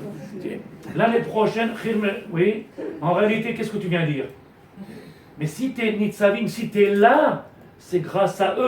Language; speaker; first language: French; native; French